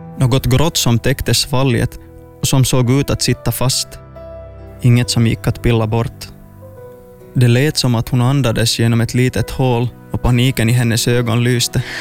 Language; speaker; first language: Swedish; native; Swedish